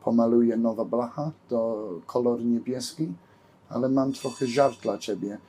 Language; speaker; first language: Polish; non-native, learner; English